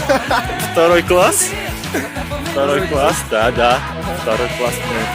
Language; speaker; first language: Russian; non-native, local second language; Kazakh